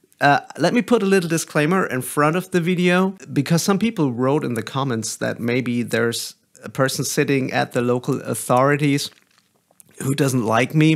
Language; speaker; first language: English; non-native, fluent; German